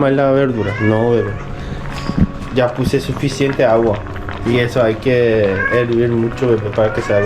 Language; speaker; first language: Spanish; non-native, fluent; Korean